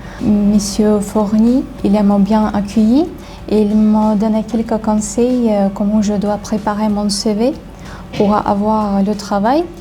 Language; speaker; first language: French; non-native, learner; Ukrainian